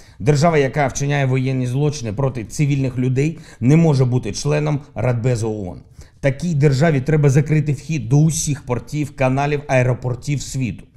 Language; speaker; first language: Ukrainian; non-native, local second language; Russian